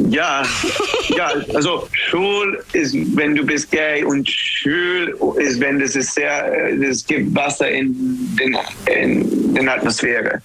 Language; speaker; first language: German; non-native, learner; English